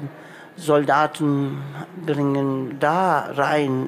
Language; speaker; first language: German; non-native, local second language; Turkish